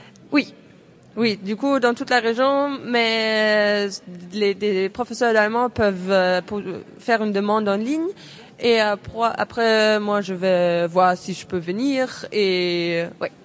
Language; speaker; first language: French; non-native, fluent; German